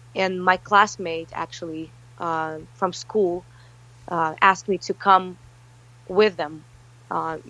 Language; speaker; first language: English; early bilingual, other home language; Russian